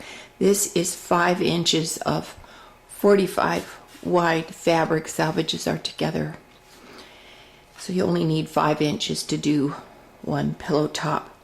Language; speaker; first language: English; native; English